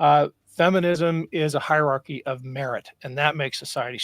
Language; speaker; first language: English; native; English